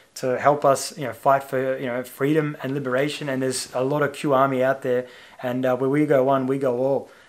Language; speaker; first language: English; native; English